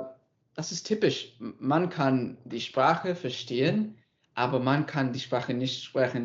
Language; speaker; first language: German; non-native, learner; English